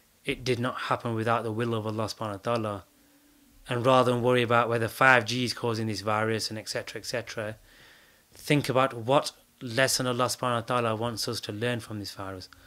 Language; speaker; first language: English; native; English